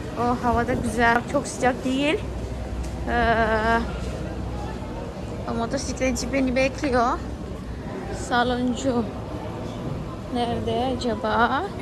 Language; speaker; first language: Turkish; non-native, learner; Indonesian